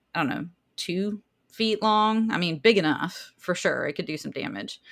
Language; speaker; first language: English; native; English